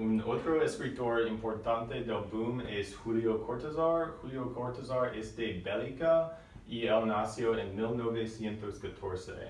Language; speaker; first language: Spanish; non-native, learner; English